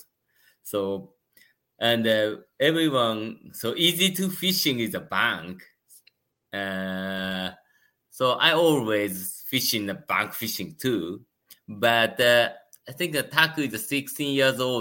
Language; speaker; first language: English; non-native, learner; Japanese